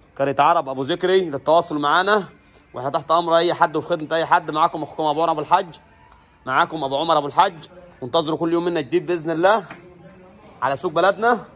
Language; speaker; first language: Arabic; native; Arabic